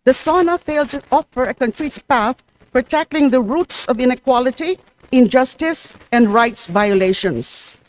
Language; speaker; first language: English; non-native, local second language; Filipino